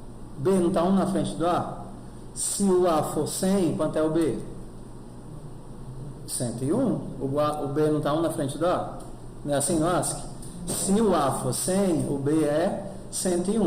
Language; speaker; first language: Portuguese; native; Portuguese